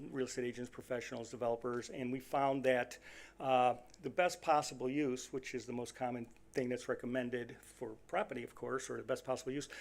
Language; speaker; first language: English; native; English